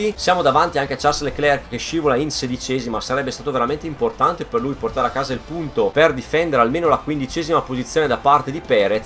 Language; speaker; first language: Italian; native; Italian